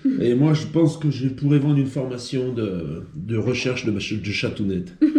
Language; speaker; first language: French; native; French